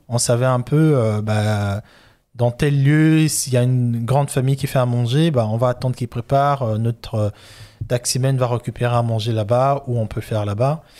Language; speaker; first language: French; non-native, local second language; Lingala